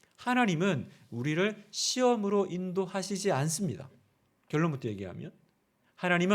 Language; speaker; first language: Korean; native; Korean